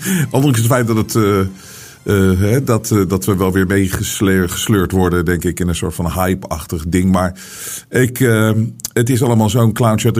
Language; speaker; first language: Dutch; native; Dutch